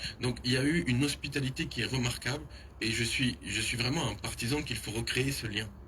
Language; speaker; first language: French; early bilingual, other home language; Haitian Creole